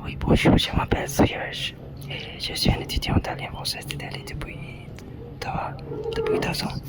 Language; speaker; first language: French; non-native, learner; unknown